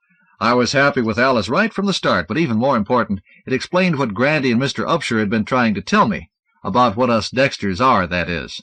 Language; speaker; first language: English; native; English